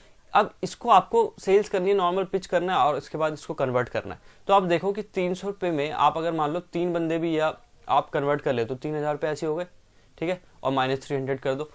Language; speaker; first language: Hindi; native; Hindi